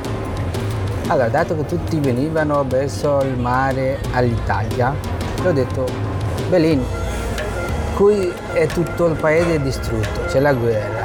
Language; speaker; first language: Italian; non-native, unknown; Bangla